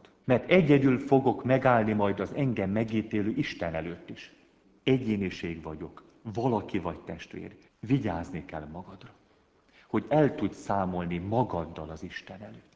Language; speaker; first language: Hungarian; native; Hungarian